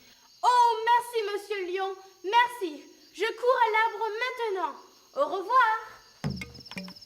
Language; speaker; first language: French; non-native, learner; English